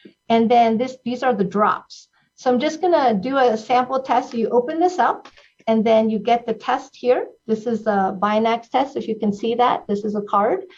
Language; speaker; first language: English; early bilingual, other home language; Spanish